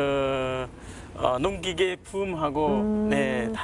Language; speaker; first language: Korean; non-native, learner; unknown